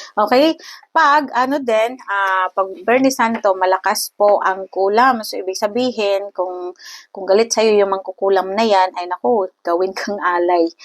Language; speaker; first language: Filipino; non-native, local second language; Cebuano